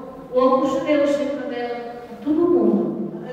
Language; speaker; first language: Portuguese; non-native, learner; Bulgarian